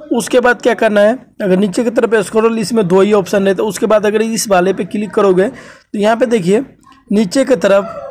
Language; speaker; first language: Hindi; native; Hindi